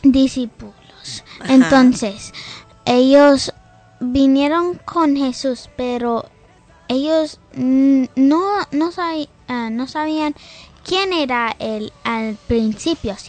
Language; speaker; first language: Spanish; early bilingual, heritage; Spanish